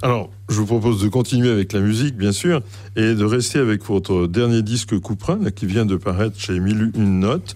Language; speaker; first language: French; native; French